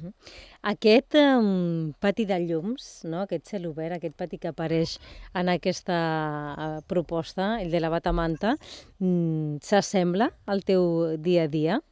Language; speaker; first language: Catalan; native; Catalan